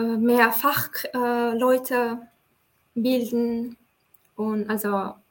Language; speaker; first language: German; non-native, fluent; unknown